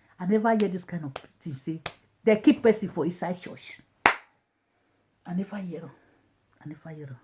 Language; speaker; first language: Nigerian Pidgin; non-native, local second language; Bini